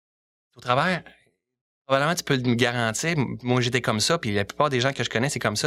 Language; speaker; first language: French; native; French